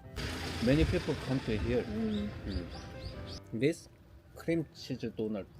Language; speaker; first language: English; non-native, learner; Korean